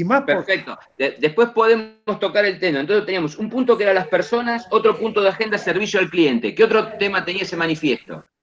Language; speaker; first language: Spanish; native; Spanish